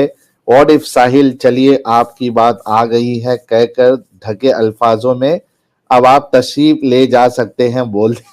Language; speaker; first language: Hindi; native; Hindi